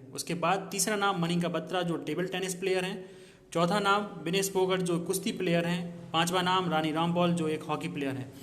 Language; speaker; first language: Hindi; native; Hindi